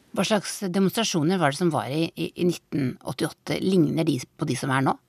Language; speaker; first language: Norwegian; native; Norwegian